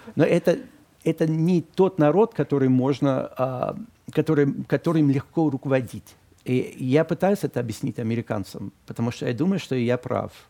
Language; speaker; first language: Russian; non-native, fluent; English